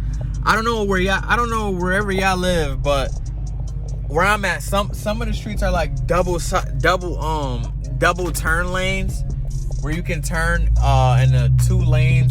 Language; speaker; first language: English; native; English